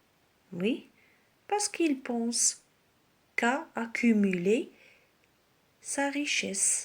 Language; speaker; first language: French; non-native, local second language; Arabic